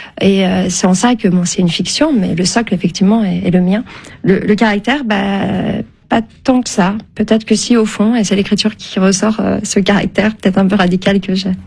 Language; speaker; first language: French; early bilingual, other home language; Turkish